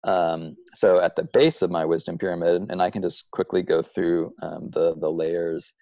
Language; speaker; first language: English; native; English